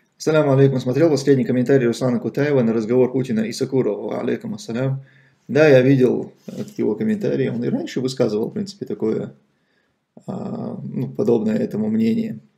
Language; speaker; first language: Russian; non-native, local second language; Chechen